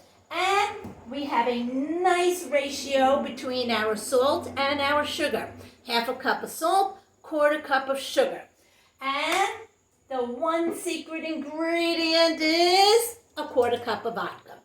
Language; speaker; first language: English; native; English